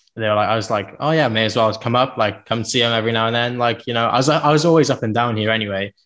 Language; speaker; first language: English; native; English